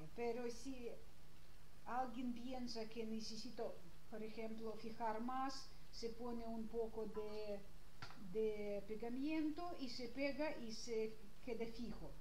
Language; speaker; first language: Spanish; non-native, learner; Russian